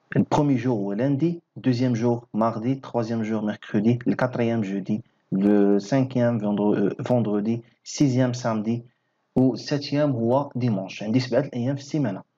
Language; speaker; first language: French; non-native, local second language; Arabic